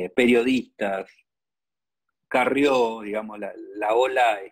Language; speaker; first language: Spanish; native; Spanish